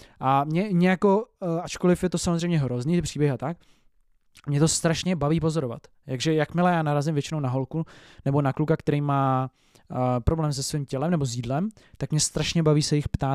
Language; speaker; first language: Czech; native; Czech